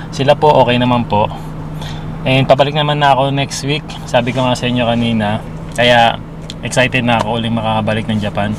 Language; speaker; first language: Filipino; native; Filipino